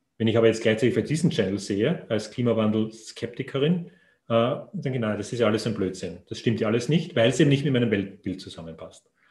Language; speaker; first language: German; native; German